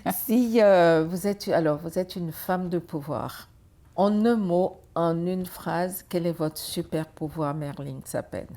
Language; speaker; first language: French; native; French